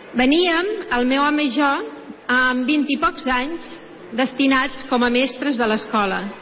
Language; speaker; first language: Catalan; native; Catalan